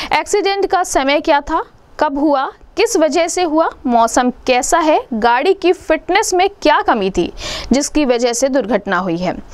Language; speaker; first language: Hindi; native; Hindi